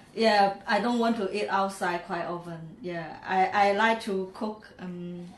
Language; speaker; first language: English; non-native, learner; Chinese